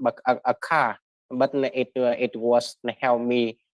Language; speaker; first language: English; non-native, learner; Vietnamese